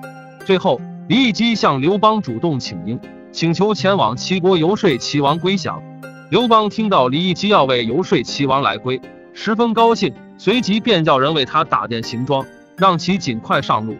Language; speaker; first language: Chinese; native; Chinese